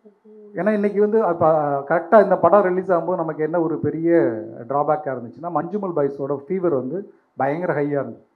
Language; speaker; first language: Tamil; native; Tamil